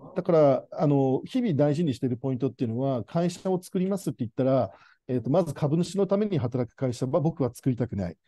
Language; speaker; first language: Japanese; native; Japanese